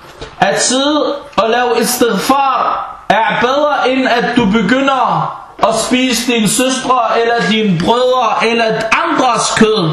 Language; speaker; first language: Danish; non-native, fluent; Arabic